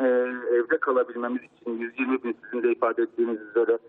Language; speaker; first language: Turkish; native; Turkish